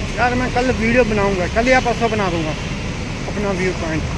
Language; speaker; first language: Hindi; native; Hindi